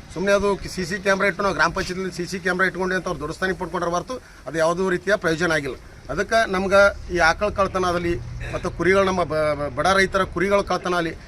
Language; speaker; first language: Kannada; native; Kannada